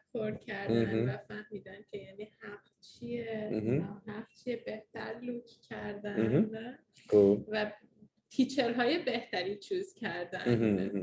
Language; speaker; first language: Persian; early bilingual, heritage; Persian